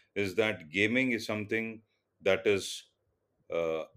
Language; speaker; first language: English; non-native, local second language; Tulu